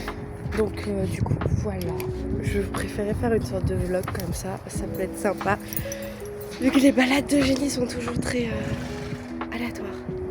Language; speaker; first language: French; native; French